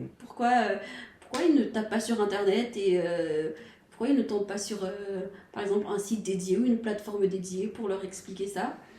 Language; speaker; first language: French; non-native, local second language; Malagasy